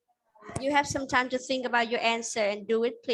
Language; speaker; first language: English; non-native, fluent; Vietnamese